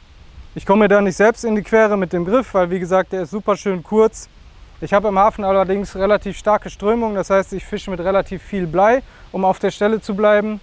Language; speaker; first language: German; native; German